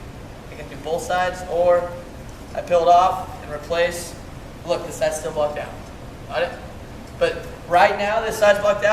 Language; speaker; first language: English; native; English